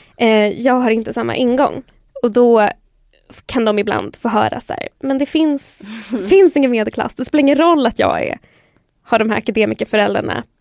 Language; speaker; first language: Swedish; early bilingual, other home language; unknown